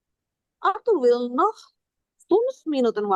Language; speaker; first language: German; non-native, learner; Indonesian